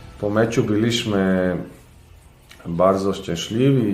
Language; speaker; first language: Polish; non-native, learner; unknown